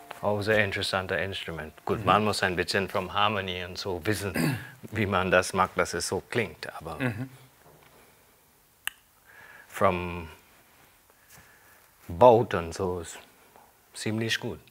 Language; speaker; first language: German; non-native, fluent; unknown